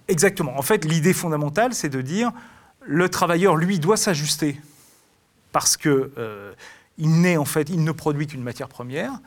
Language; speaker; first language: French; native; French